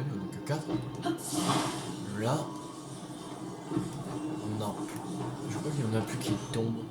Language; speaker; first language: French; native; French